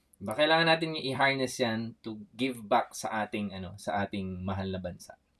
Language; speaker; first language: Filipino; native; Filipino